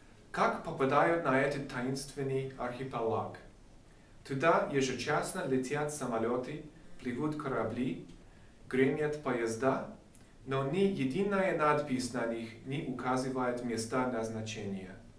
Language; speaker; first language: Russian; non-native, fluent; English